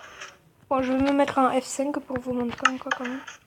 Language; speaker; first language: French; native; French